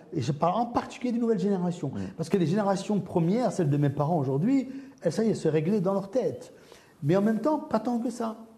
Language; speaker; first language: French; early bilingual, other home language; Arabic